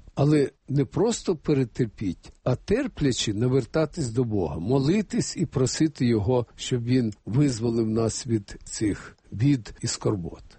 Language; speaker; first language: Ukrainian; native; Ukrainian